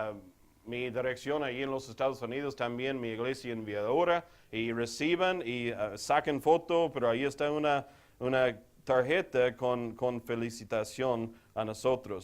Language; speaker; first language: Spanish; non-native, fluent; English